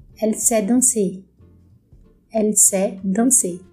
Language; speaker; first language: French; non-native, fluent; Portuguese